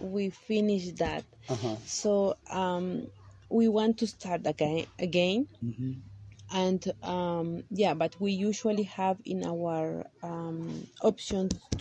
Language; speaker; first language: English; non-native, local second language; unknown